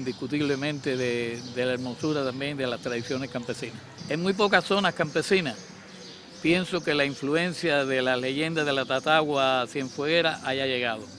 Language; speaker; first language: Spanish; native; Spanish